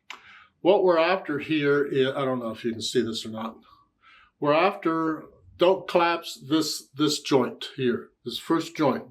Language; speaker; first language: English; native; English